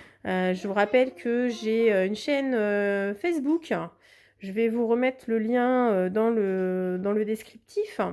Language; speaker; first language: French; native; French